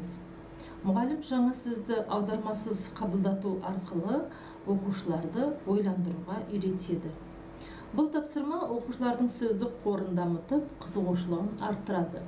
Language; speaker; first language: Kazakh; native; Kazakh